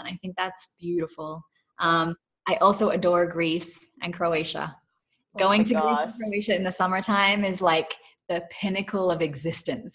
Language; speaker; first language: English; native; English